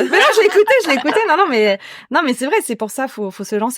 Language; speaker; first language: French; native; French